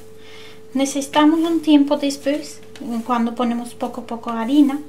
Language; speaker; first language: Spanish; non-native, learner; Turkish